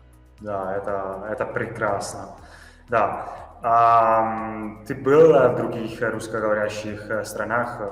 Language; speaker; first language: Russian; non-native, fluent; Italian